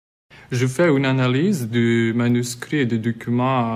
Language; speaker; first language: French; non-native, fluent; Serbian